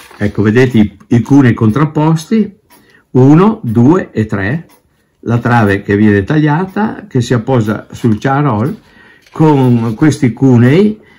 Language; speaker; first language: Italian; non-native, local second language; Ladin